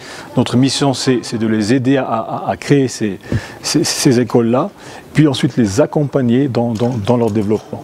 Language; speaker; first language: French; non-native, local second language; Arabic